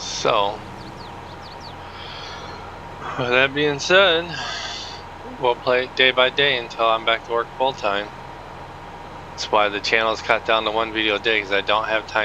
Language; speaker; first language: English; native; English